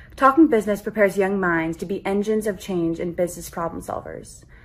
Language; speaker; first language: English; native; English